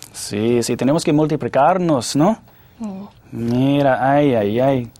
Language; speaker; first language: Spanish; non-native, fluent; English